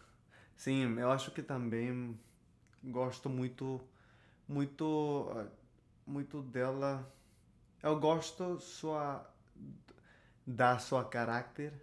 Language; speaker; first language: Portuguese; non-native, learner; Spanish